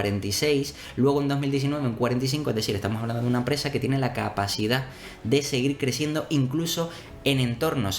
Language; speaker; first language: Spanish; native; Spanish